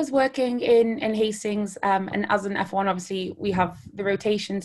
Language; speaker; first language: English; native; English